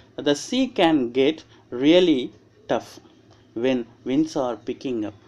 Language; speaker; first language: English; non-native, local second language; Tamil